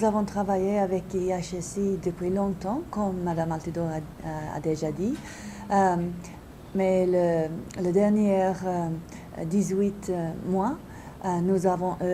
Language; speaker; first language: French; non-native, learner; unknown